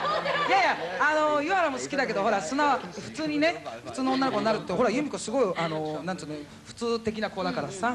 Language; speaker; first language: Japanese; native; Japanese